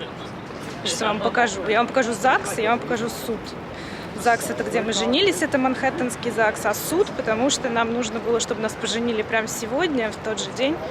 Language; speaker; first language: Russian; native; Russian